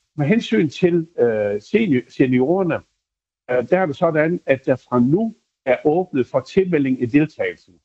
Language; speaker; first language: Danish; native; Danish